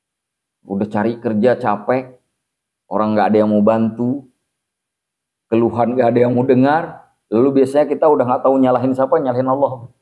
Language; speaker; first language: Indonesian; native; Indonesian